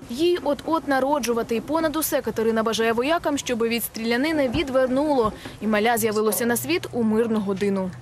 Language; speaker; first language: Ukrainian; native; Ukrainian